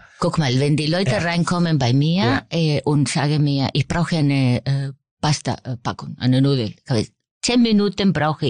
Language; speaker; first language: German; non-native, fluent; Spanish